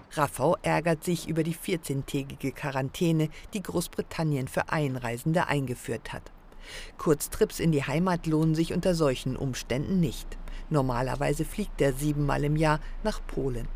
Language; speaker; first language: German; native; German